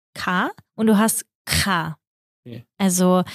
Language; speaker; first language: German; early bilingual, other home language; Russian